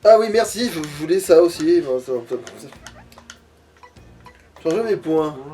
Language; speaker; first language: French; native; French